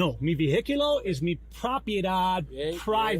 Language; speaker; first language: Spanish; non-native, learner; English